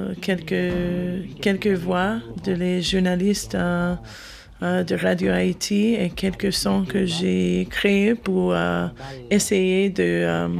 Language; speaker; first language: French; non-native, learner; English